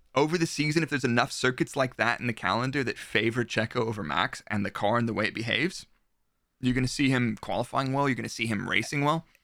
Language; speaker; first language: English; native; English